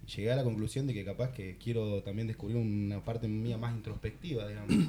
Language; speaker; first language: Spanish; native; Spanish